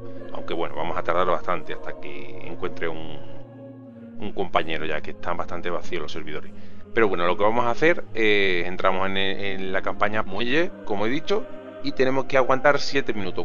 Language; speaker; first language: Spanish; native; Spanish